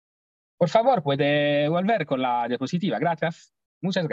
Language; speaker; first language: Spanish; non-native, learner; Italian